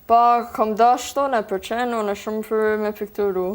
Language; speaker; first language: Albanian; early bilingual, heritage; Albanian